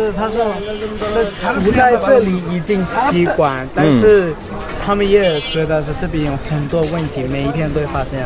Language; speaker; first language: Chinese; non-native, learner; Bangla